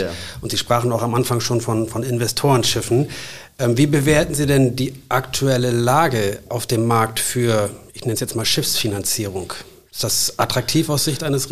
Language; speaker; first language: German; native; German